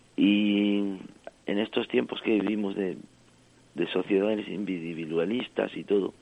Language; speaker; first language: Spanish; early bilingual, heritage; French